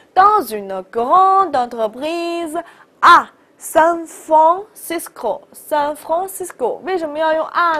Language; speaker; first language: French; non-native, fluent; Chinese